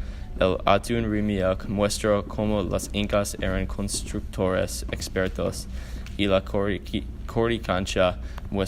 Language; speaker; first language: Spanish; non-native, learner; English